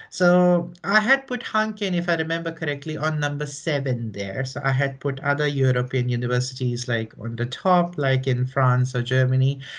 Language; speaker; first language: English; non-native, local second language; Hindi